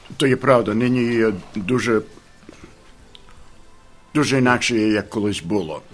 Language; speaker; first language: Ukrainian; early bilingual, heritage; Ukrainian